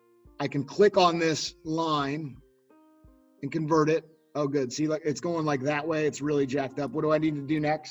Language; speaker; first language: English; native; English